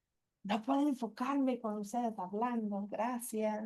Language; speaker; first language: Spanish; non-native, fluent; English